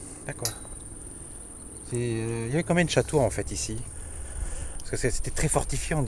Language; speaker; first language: French; native; French